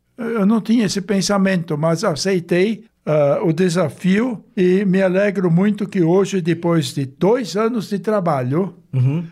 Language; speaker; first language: Portuguese; early bilingual, other home language; German